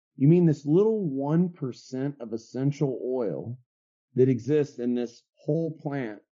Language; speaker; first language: English; native; English